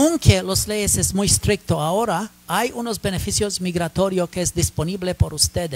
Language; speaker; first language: Spanish; non-native, learner; English